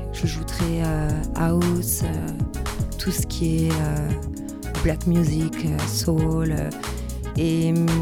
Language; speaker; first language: French; native; French